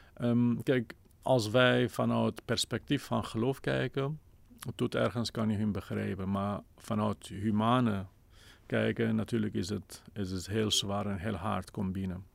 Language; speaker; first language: Dutch; non-native, fluent; Kurdish